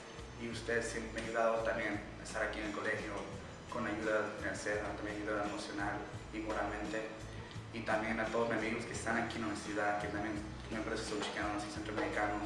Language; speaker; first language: Spanish; early bilingual, heritage; Spanish